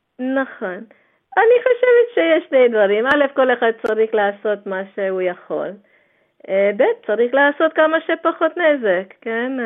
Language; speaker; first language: Hebrew; non-native, fluent; Hungarian